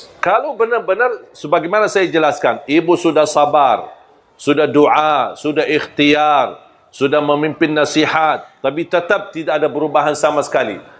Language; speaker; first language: Malay; non-native, fluent; Arabic